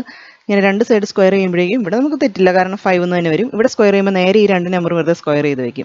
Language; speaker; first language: Malayalam; native; Malayalam